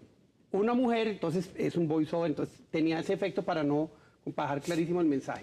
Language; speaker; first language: Spanish; native; Spanish